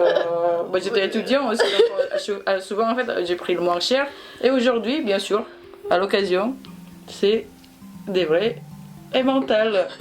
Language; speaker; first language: French; non-native, learner; Indonesian